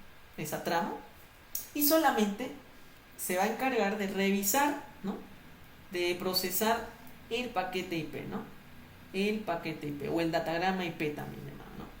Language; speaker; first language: Spanish; native; Spanish